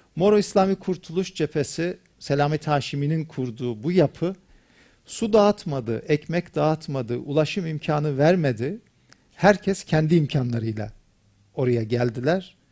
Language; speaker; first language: Turkish; native; Turkish